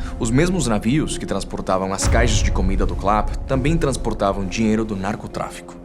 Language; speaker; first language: Portuguese; non-native, fluent; Spanish